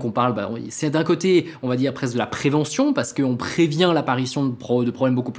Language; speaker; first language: French; native; French